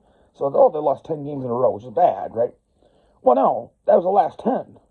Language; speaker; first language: English; native; English